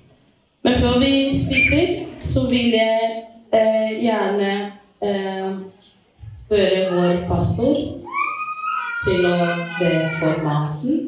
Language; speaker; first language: Norwegian; early bilingual, other home language; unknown